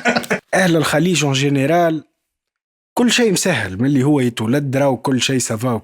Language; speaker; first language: Arabic; native; Arabic